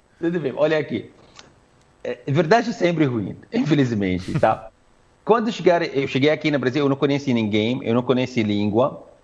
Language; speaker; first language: Portuguese; non-native, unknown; Arabic